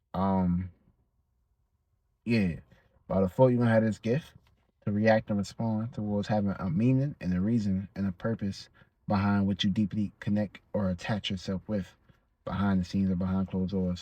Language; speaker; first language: English; native; English